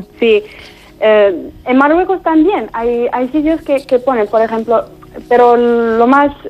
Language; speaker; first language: Spanish; non-native, fluent; Arabic